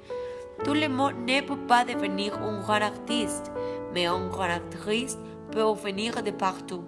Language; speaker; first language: French; non-native, learner; Spanish